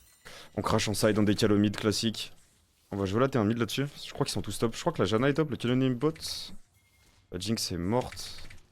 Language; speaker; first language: French; native; French